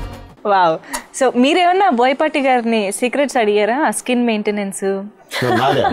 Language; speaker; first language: Telugu; native; Telugu